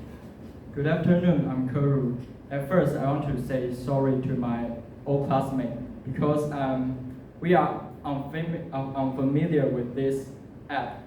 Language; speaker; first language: English; non-native, learner; Chinese